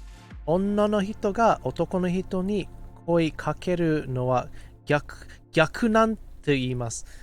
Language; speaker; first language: Japanese; non-native, fluent; English